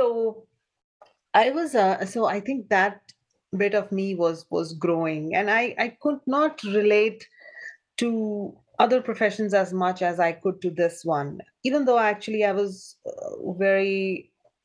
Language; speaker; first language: English; non-native, local second language; Punjabi